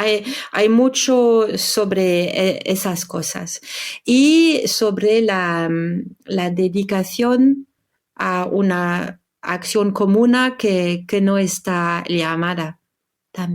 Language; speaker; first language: Spanish; non-native, fluent; French